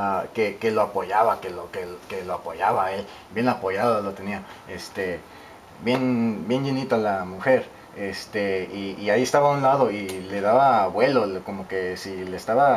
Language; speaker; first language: Spanish; native; Spanish